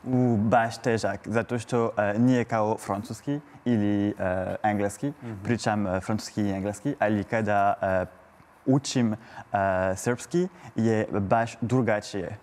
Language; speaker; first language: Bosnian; non-native, learner; French